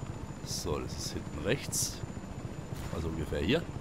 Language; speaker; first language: German; native; German